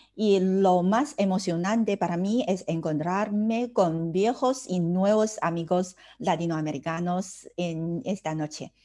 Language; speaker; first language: Spanish; non-native, fluent; Chinese